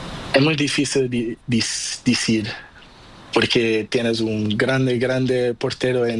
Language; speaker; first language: Spanish; non-native, learner; Portuguese